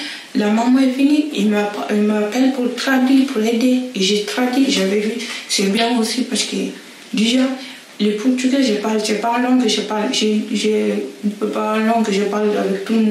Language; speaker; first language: French; non-native, learner; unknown